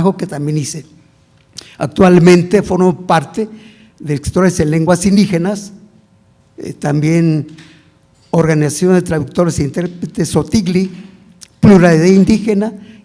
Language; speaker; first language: Spanish; non-native, local second language; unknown